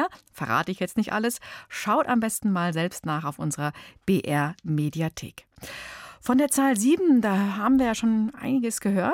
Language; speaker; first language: German; native; German